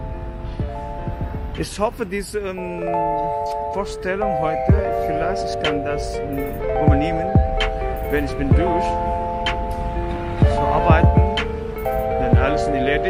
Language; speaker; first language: German; non-native, learner; Filipino